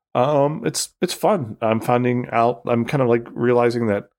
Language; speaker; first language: English; native; English